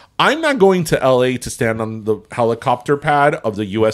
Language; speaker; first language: English; early bilingual, other home language; Spanish